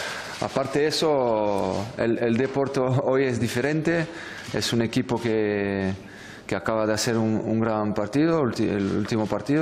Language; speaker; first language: Spanish; non-native, fluent; French